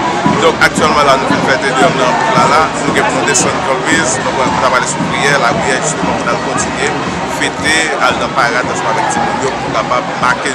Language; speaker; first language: French; non-native, local second language; Haitian Creole